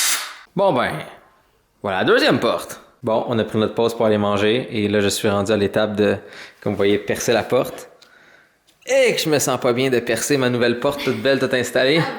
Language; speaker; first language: French; native; French